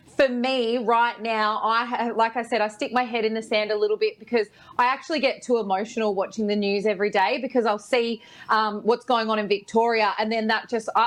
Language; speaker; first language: English; native; English